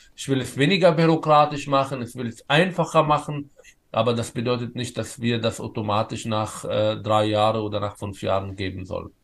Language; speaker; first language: German; non-native, fluent; Arabic